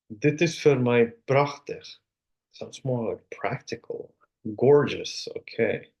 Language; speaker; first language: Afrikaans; non-native, learner; Finnish